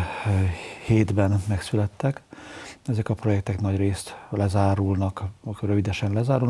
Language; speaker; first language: Hungarian; native; Hungarian